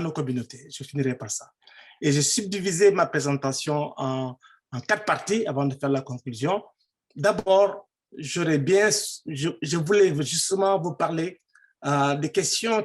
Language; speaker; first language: French; non-native, local second language; Fula